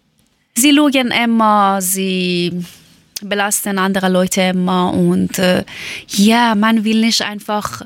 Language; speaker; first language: German; non-native, learner; Persian